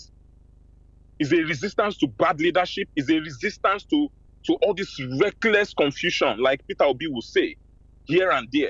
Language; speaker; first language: English; non-native, local second language; Igbo